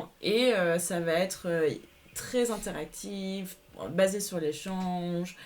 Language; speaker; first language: French; native; French